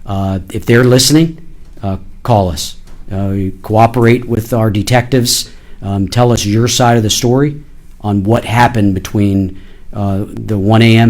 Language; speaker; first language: English; native; English